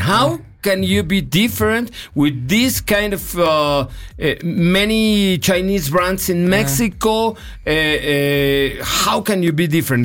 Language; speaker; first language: English; non-native, learner; Spanish